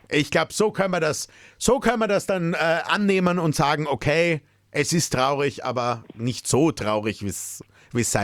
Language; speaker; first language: German; native; German